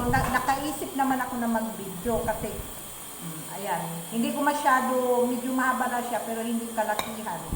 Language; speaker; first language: Filipino; native; Filipino